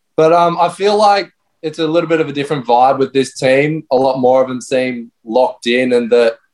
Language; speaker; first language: English; native; English